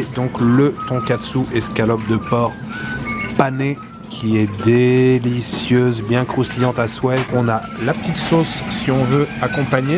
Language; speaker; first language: French; native; French